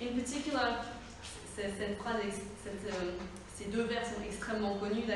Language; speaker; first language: French; native; French